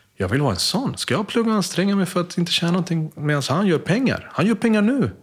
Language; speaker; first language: Swedish; early bilingual, other home language; Spanish